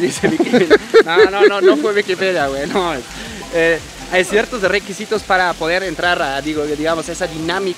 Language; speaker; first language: Spanish; non-native, fluent; German